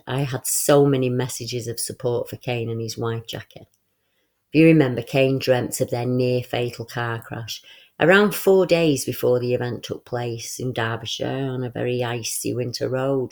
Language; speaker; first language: English; native; English